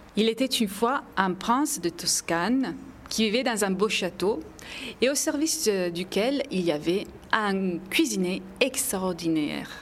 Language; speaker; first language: French; non-native, fluent; Italian